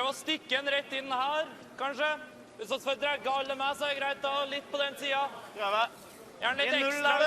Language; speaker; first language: Norwegian; native; Norwegian